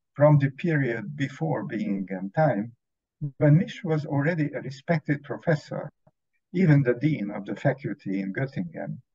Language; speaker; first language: English; non-native, fluent; Hungarian